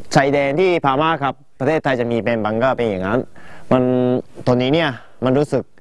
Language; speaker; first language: Thai; non-native, fluent; Japanese